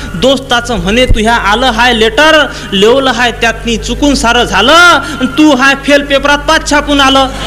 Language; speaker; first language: Marathi; non-native, local second language; Urdu